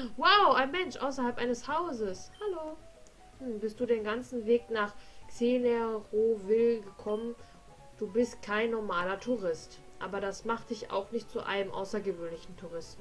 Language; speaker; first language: German; native; German